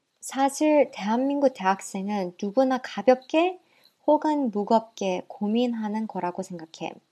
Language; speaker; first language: Korean; early bilingual, heritage; Korean